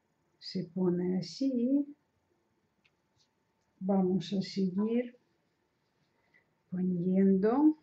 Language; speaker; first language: Spanish; non-native, learner; Russian